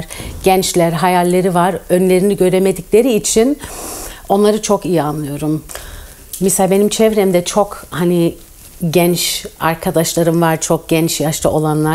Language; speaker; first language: Turkish; early bilingual, heritage; Turkish